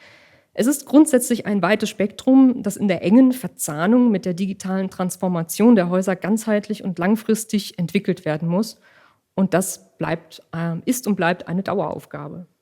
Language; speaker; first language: German; native; German